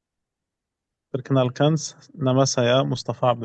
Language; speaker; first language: Indonesian; non-native, learner; Arabic